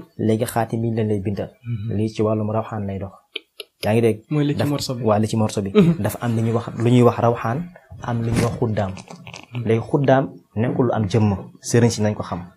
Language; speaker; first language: Wolof; non-native, local second language; Fula